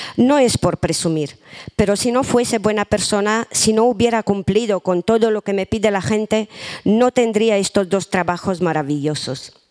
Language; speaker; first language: Spanish; non-native, fluent; Romanian